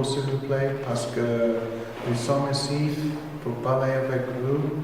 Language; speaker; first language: French; non-native, learner; English